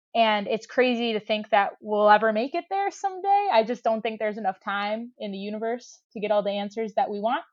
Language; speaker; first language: English; native; English